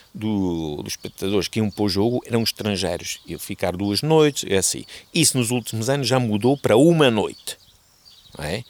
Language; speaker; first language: Portuguese; non-native, fluent; German